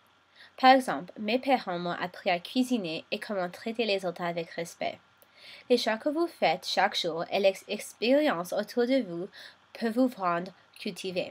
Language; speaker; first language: French; non-native, local second language; English